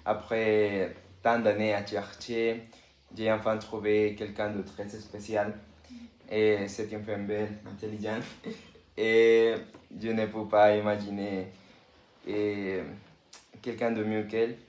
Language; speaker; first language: French; non-native, learner; Spanish